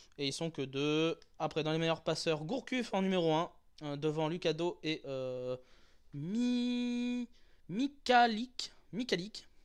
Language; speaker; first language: French; native; French